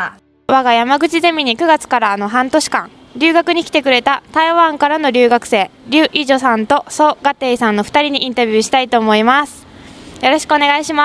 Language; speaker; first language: Japanese; native; Japanese